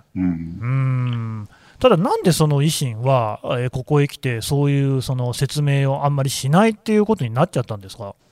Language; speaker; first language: Japanese; native; Japanese